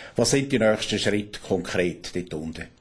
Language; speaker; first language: German; native; German